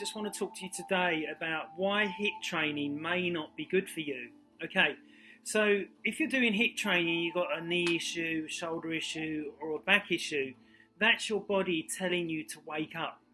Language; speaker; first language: English; native; English